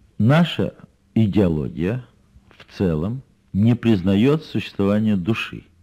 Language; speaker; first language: Russian; native; Russian